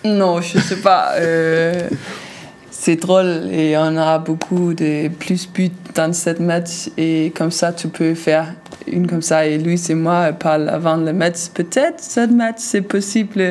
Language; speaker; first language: French; non-native, learner; Danish